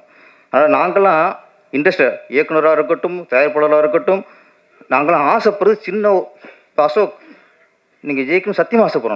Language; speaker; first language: Tamil; native; Tamil